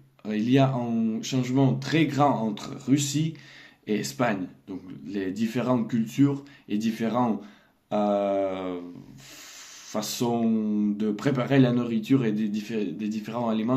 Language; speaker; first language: French; non-native, learner; Russian